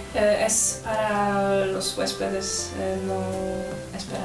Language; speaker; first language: Spanish; non-native, fluent; Polish